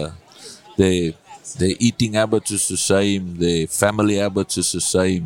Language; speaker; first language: English; non-native, local second language; Afrikaans